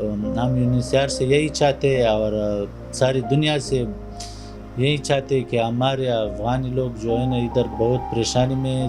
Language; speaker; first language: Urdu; non-native, fluent; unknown